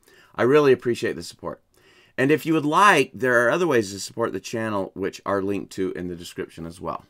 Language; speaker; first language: English; native; English